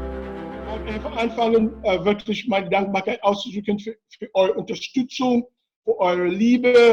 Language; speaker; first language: German; non-native, fluent; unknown